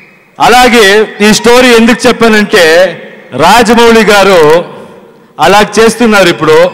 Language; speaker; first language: Telugu; non-native, learner; Kannada